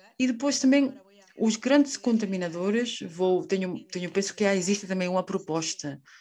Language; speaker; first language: Portuguese; non-native, fluent; Spanish